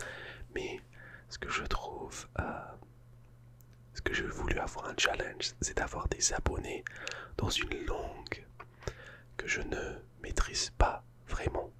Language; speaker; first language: French; non-native, fluent; English